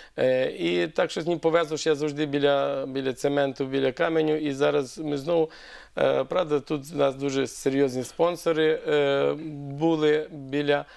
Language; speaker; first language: Ukrainian; native; Ukrainian